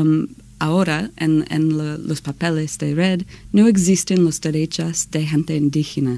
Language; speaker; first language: Spanish; non-native, learner; English